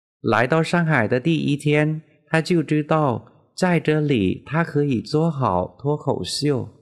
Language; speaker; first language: Chinese; non-native, fluent; Vietnamese